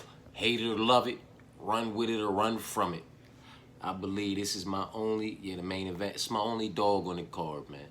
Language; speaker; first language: English; native; English